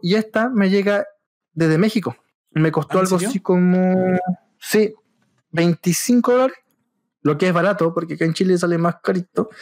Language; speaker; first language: Spanish; native; Spanish